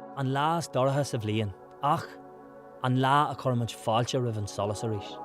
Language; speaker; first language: Irish; non-native, local second language; English